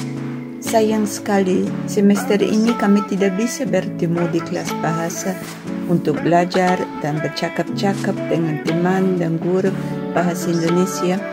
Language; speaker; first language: Indonesian; non-native, learner; German